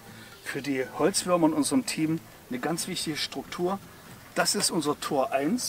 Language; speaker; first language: German; native; German